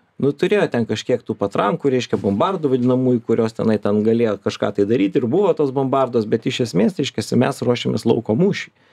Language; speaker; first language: Lithuanian; native; Lithuanian